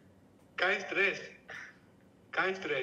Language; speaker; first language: German; non-native, learner; Spanish